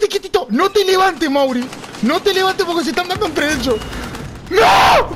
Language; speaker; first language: Spanish; native; Spanish